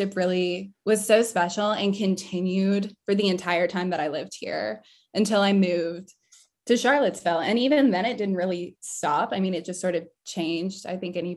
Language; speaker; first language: English; native; English